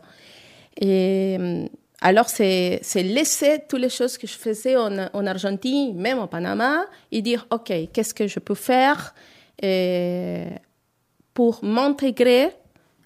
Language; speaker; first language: French; non-native, learner; Spanish